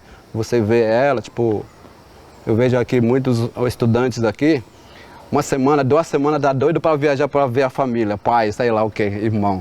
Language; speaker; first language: Portuguese; non-native, local second language; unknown